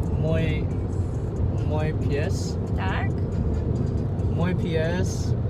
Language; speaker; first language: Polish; non-native, learner; English